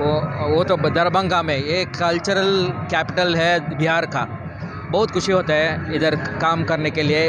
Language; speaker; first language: Hindi; non-native, local second language; Kannada